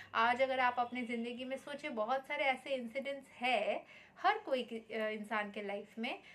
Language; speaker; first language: Hindi; non-native, local second language; Bangla